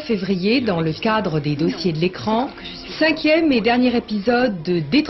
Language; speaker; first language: French; native; French